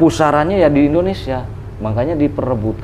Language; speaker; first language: Indonesian; native; Indonesian